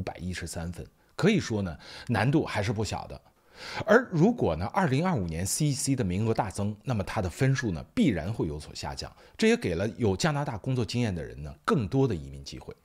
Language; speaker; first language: Chinese; native; Chinese